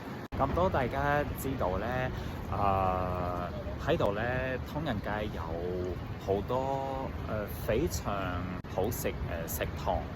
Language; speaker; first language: Chinese; non-native, learner; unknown